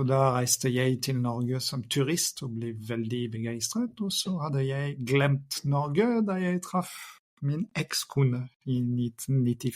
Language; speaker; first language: Norwegian; non-native, fluent; French